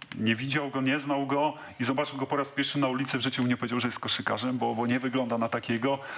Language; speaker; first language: Polish; native; Polish